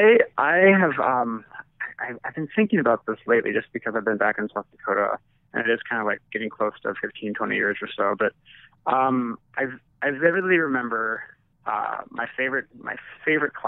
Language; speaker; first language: English; native; English